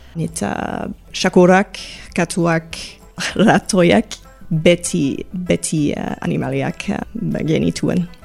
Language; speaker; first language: Basque; non-native, learner; English